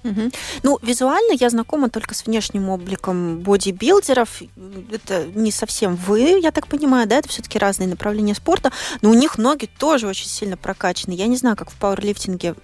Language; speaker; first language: Russian; native; Russian